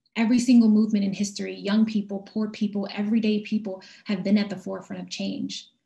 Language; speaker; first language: English; native; English